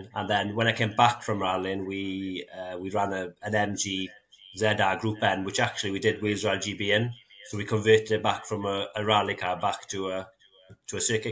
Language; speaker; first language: English; native; English